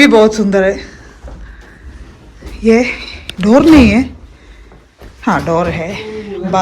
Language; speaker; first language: Hindi; non-native, local second language; Malayalam